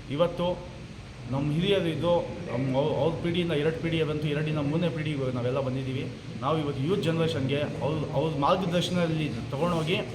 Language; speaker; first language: Kannada; non-native, local second language; Urdu